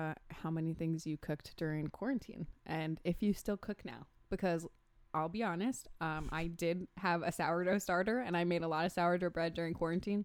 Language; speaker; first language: English; native; English